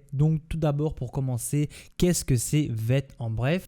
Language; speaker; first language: French; native; French